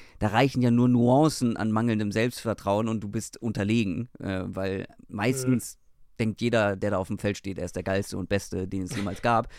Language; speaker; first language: German; native; German